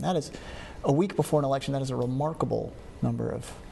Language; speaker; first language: English; native; English